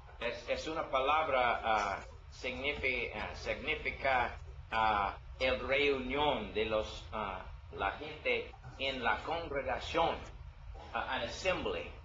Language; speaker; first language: Spanish; non-native, learner; English